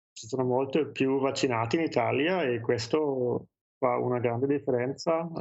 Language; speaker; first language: Italian; non-native, fluent; German